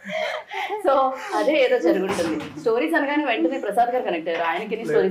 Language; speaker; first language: Telugu; native; Telugu